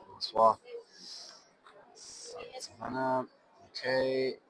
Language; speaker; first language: Chinese; non-native, learner; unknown